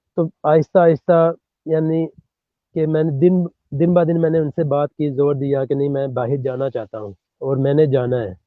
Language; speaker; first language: Urdu; non-native, local second language; Punjabi